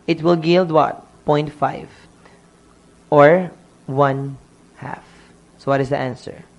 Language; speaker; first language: English; non-native, local second language; Filipino